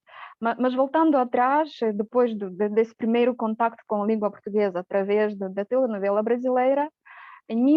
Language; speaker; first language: Portuguese; non-native, fluent; Romanian